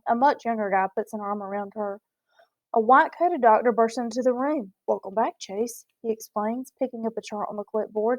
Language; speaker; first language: English; native; English